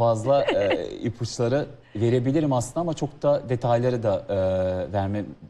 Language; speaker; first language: Turkish; non-native, fluent; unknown